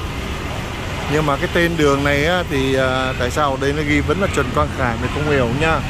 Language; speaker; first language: Vietnamese; native; Vietnamese